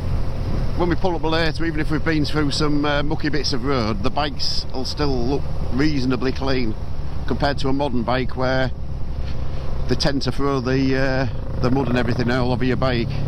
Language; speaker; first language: English; native; English